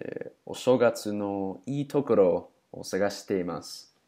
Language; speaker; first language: Japanese; non-native, learner; English